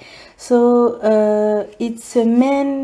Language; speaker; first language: English; non-native, learner; French